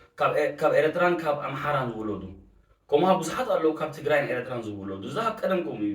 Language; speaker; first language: Tigrinya; early bilingual, heritage; Tigrinya